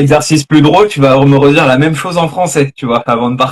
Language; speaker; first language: French; native; French